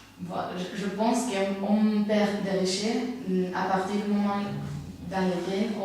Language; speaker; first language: French; non-native, fluent; Spanish